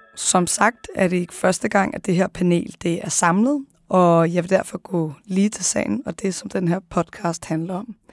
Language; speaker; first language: Danish; early bilingual, other home language; Arabic